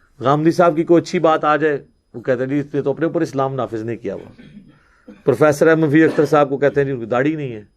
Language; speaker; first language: Urdu; non-native, local second language; Punjabi